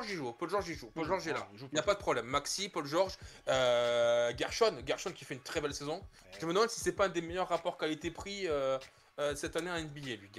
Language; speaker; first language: French; native; French